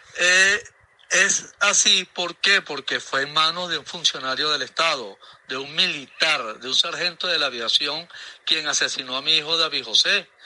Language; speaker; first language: Spanish; native; Spanish